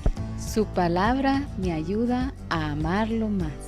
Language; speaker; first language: Spanish; native; Spanish